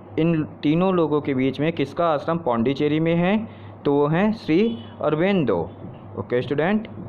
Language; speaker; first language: Hindi; native; Hindi